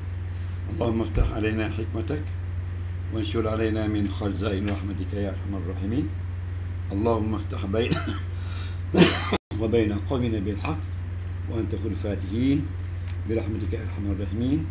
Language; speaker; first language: Arabic; non-native, fluent; Malay